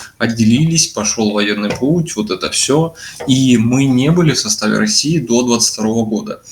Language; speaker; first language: Russian; native; Russian